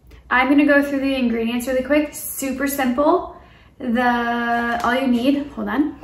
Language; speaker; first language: English; native; English